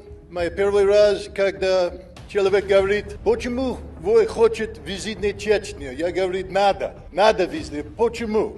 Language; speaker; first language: Russian; non-native, learner; English